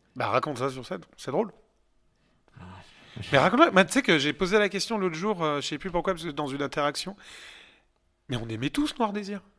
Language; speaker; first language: French; native; French